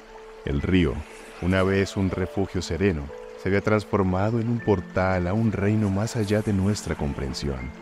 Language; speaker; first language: Spanish; native; Spanish